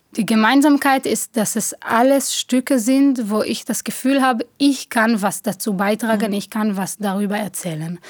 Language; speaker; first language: German; non-native, fluent; Hebrew